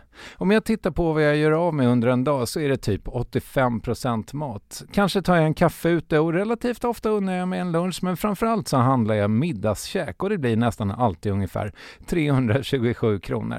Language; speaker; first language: Swedish; native; Swedish